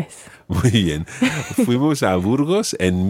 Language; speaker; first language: Spanish; non-native, fluent; English